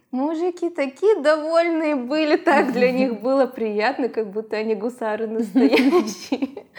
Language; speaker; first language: Russian; native; Russian